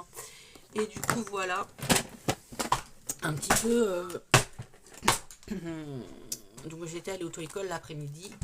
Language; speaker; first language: French; native; French